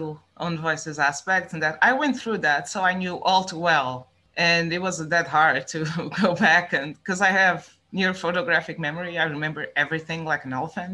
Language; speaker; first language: English; non-native, fluent; Portuguese